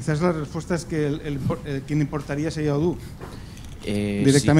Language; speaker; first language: Spanish; native; Spanish